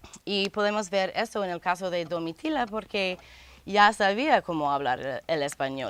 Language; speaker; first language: Spanish; non-native, fluent; English